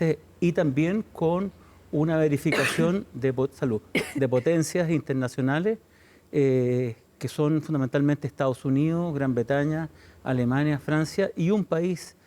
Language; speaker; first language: Spanish; native; Spanish